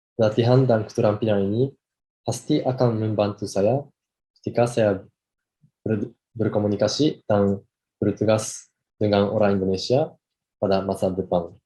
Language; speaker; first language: Indonesian; non-native, fluent; Japanese